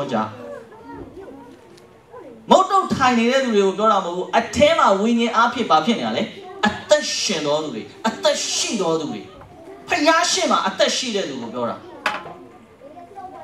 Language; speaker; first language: Burmese; native; Burmese